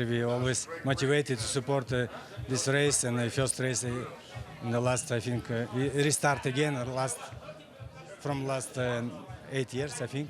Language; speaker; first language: English; non-native, fluent; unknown